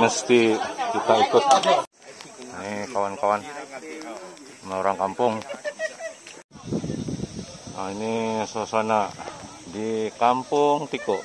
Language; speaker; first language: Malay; non-native, local second language; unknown